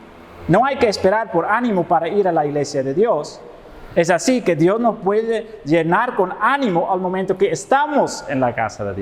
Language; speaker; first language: Spanish; non-native, fluent; Dutch